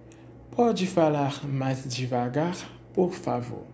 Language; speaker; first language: Portuguese; non-native, fluent; Haitian Creole